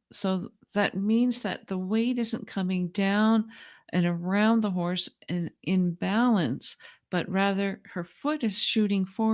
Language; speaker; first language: English; native; English